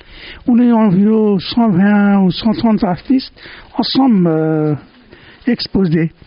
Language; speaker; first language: French; non-native, fluent; Bangla